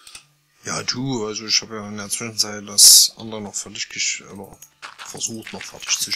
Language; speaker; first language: German; native; German